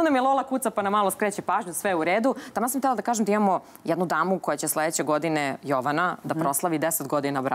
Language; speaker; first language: Serbian; native; Serbian